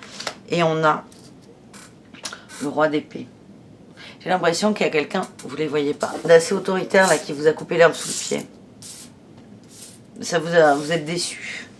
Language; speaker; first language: French; native; French